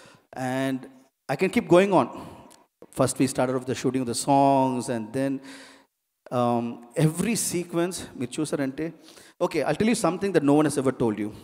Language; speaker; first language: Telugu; non-native, learner; Tamil